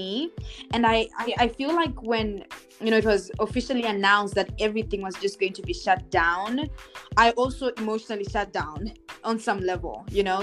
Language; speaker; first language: English; non-native, local second language; Shona